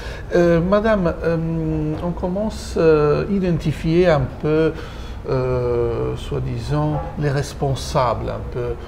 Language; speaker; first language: French; non-native, fluent; Italian